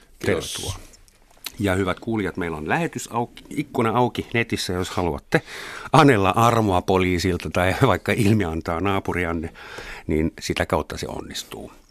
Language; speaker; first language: Finnish; non-native, fluent; German